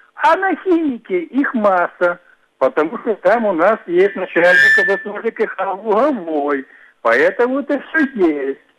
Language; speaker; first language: Russian; native; Russian